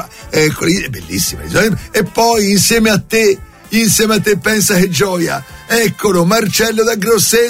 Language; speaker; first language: Italian; native; Italian